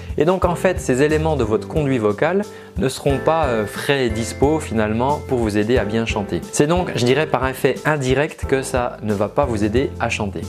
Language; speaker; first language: French; native; French